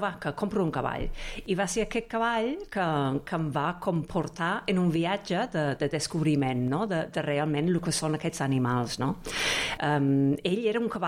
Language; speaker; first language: Catalan; non-native, fluent; English